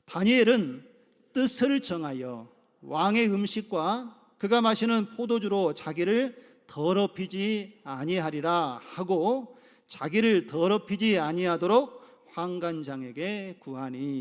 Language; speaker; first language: Korean; native; Korean